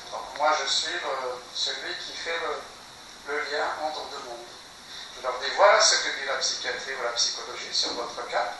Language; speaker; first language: French; non-native, local second language; Kabyle